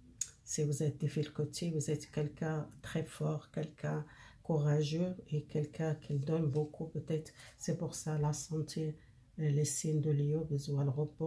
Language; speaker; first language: French; non-native, fluent; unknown